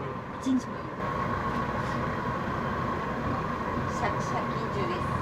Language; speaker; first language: Japanese; native; Japanese